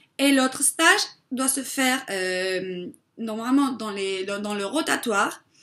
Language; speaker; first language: French; non-native, fluent; Spanish